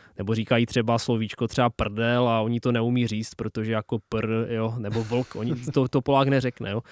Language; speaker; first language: Czech; non-native, local second language; Polish